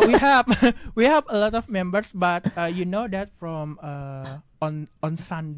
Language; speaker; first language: English; non-native, learner; Indonesian